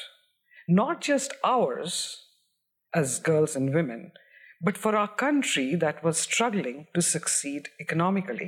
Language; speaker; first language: English; non-native, local second language; Hindi